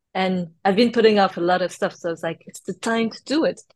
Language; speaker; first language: English; non-native, fluent; French